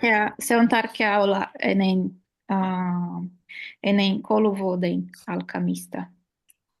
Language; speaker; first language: Finnish; non-native, learner; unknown